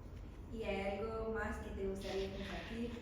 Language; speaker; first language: Spanish; non-native, learner; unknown